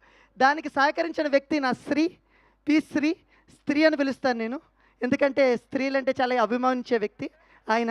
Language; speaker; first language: Telugu; native; Telugu